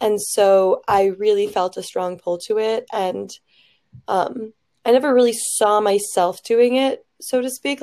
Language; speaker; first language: English; native; English